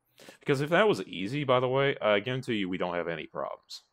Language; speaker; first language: English; native; English